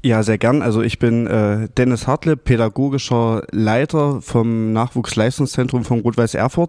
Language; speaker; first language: German; native; German